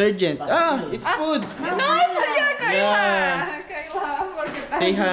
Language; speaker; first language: English; non-native, local second language; Filipino